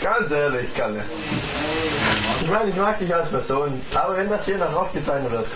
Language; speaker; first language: German; native; German